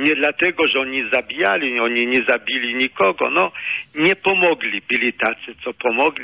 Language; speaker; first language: Polish; early bilingual, heritage; Polish